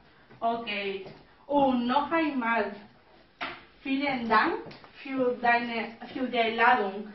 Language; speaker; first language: German; non-native, learner; Spanish